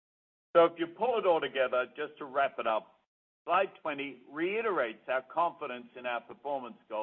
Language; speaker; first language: English; native; English